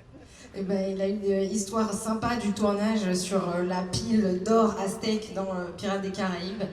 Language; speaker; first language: French; native; French